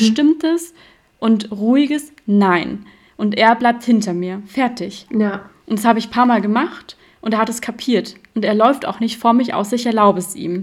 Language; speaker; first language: German; native; German